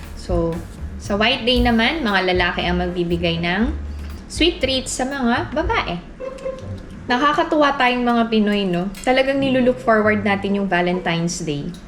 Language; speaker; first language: Filipino; native; Filipino